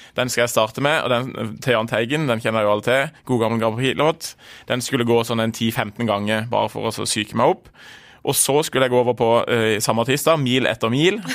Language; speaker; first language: Norwegian; native; Norwegian